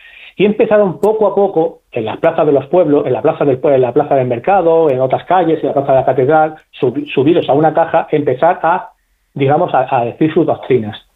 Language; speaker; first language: Spanish; native; Spanish